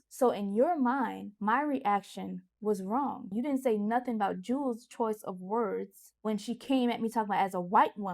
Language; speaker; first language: English; native; English